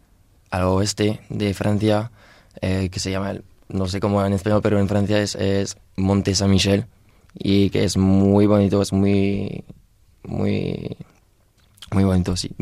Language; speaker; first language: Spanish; non-native, learner; French